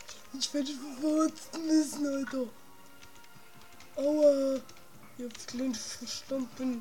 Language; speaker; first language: German; native; German